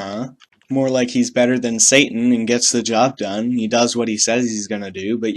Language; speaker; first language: English; native; English